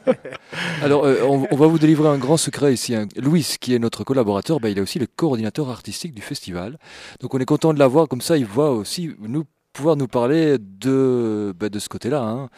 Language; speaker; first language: French; native; French